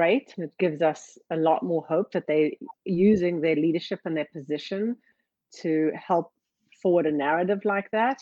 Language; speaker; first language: English; native; English